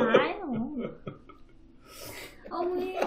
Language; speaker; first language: Korean; non-native, learner; Vietnamese